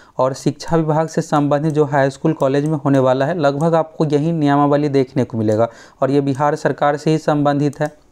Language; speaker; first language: Hindi; native; Hindi